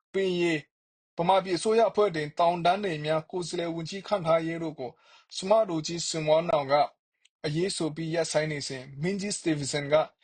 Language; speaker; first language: Burmese; non-native, local second language; Kachin